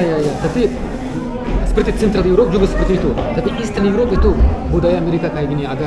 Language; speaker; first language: Indonesian; non-native, fluent; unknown